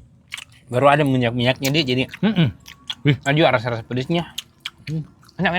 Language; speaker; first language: Malay; native; Malay